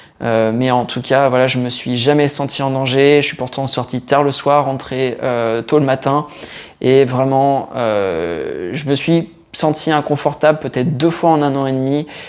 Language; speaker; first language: French; native; French